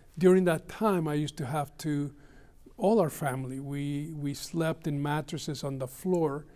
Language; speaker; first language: English; early bilingual, other home language; Spanish